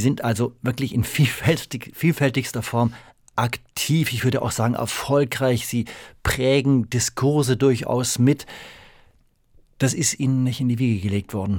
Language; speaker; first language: German; native; German